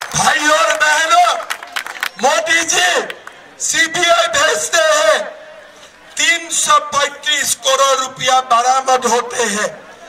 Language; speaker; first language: Hindi; non-native, local second language; Assamese